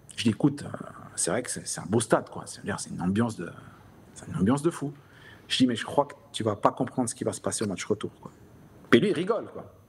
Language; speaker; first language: French; native; French